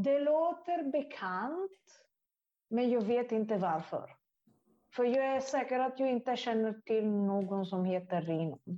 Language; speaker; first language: Swedish; non-native, fluent; Italian